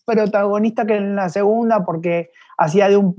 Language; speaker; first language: Spanish; native; Spanish